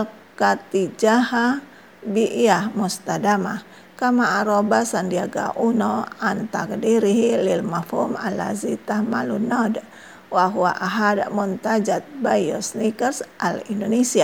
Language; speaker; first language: Arabic; non-native, fluent; Indonesian